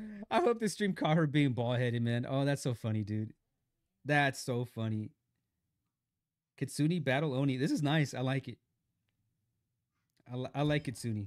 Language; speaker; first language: English; native; English